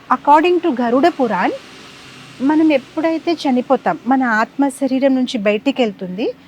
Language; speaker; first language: Telugu; non-native, fluent; Gujarati